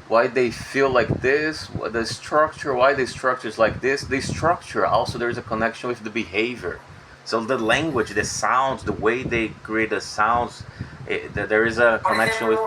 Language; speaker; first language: English; non-native, fluent; Portuguese